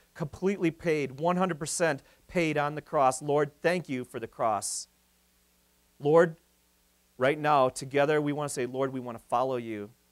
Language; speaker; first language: English; native; English